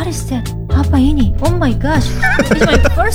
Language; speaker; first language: English; non-native, learner; Korean